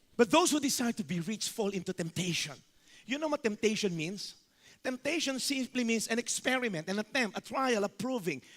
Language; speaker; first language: English; non-native, local second language; Filipino